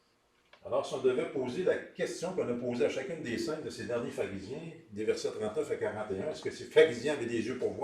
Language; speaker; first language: French; native; French